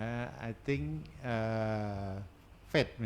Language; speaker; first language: English; non-native, learner; Indonesian